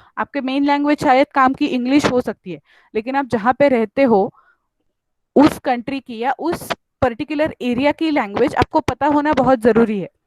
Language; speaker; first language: Hindi; non-native, local second language; Marathi